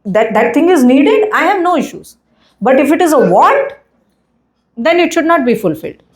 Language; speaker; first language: English; non-native, local second language; Hindi